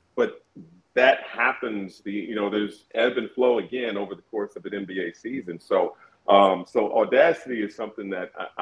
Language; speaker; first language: English; native; English